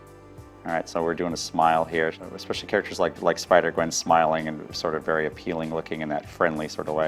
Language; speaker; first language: English; native; English